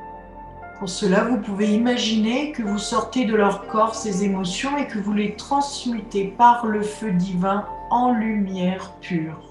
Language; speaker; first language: French; native; French